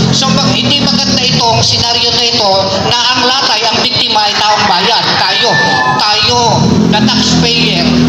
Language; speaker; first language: Filipino; non-native, local second language; Cebuano